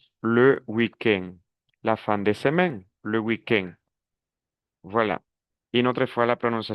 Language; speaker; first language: French; non-native, fluent; Spanish